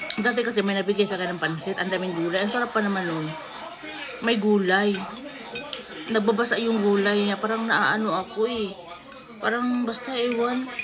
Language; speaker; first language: Filipino; non-native, local second language; Cebuano